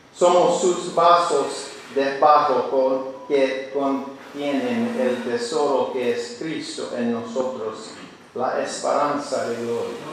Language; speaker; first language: Spanish; non-native, learner; English